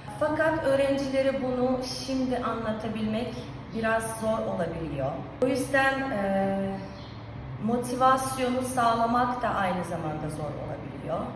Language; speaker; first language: Turkish; non-native, fluent; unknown